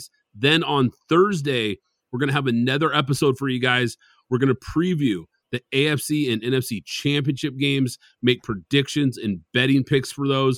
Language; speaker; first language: English; native; English